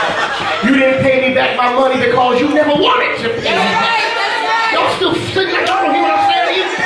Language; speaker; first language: English; native; English